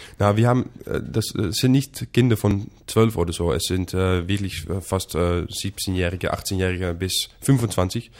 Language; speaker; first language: German; non-native, fluent; Dutch